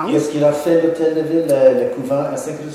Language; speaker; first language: French; non-native, local second language; English